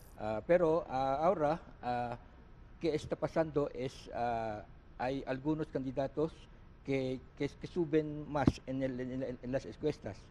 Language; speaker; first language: Spanish; non-native, learner; Filipino